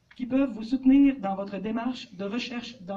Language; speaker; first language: French; native; French